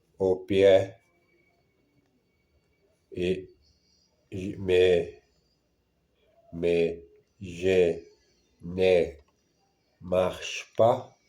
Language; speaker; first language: French; non-native, learner; Portuguese